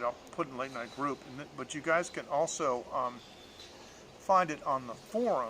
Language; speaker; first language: English; native; English